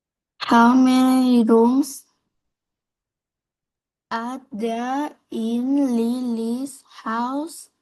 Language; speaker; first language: English; non-native, learner; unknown